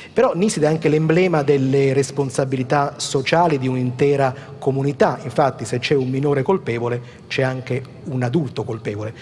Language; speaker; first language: Italian; native; Italian